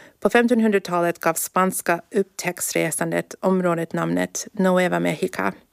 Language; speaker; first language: Swedish; early bilingual, heritage; English